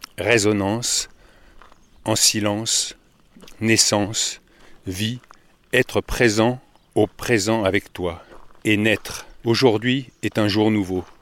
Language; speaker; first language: French; native; French